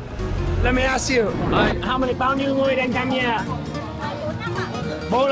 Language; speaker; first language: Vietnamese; non-native, fluent; English